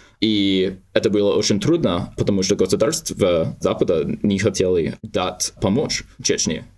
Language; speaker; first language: Russian; non-native, learner; English